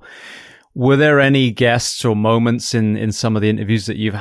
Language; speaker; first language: English; native; English